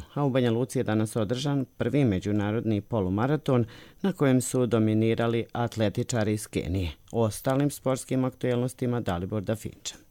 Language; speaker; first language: Croatian; native; Croatian